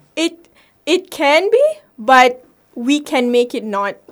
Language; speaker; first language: English; non-native, local second language; Malay